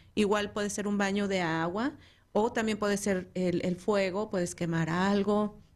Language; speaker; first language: Spanish; native; Spanish